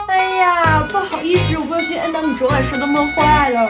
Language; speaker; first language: Chinese; native; Chinese